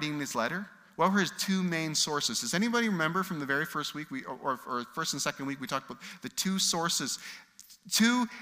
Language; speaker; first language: English; native; English